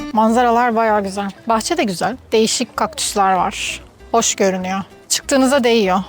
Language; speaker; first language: Turkish; native; Turkish